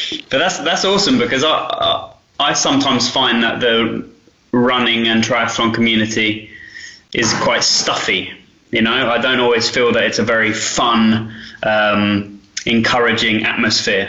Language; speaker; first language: English; native; English